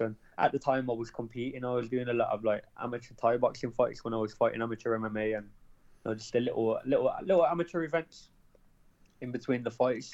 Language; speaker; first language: English; native; English